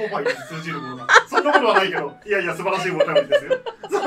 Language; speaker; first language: Japanese; native; Japanese